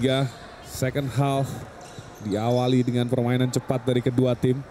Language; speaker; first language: Indonesian; native; Indonesian